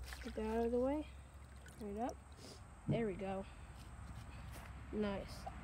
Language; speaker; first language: English; native; English